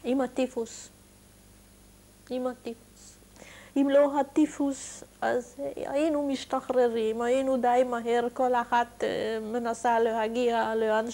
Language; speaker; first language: Hebrew; non-native, fluent; Hungarian